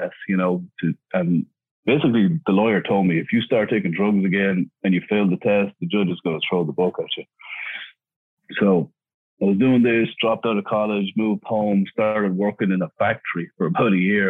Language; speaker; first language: English; native; English